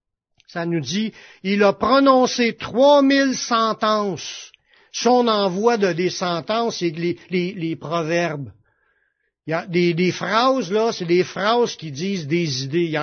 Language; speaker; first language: French; native; French